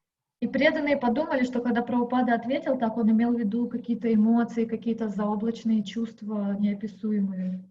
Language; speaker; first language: Russian; native; Russian